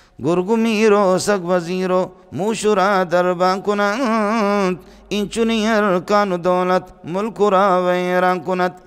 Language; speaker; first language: Urdu; non-native, local second language; Brahui